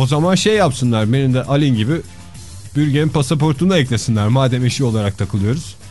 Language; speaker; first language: Turkish; native; Turkish